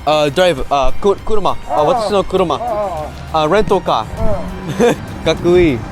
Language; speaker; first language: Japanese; non-native, learner; English